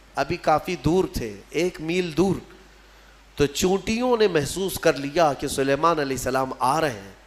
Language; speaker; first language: Urdu; native; Urdu